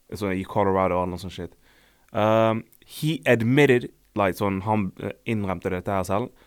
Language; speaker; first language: Norwegian; early bilingual, other home language; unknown